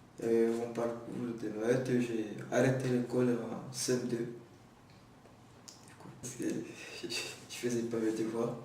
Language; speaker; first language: French; non-native, local second language; Comorian